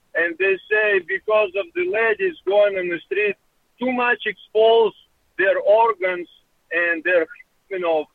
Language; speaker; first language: English; non-native, learner; Russian